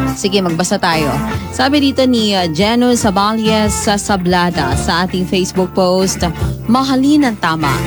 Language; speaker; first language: Filipino; non-native, local second language; Cebuano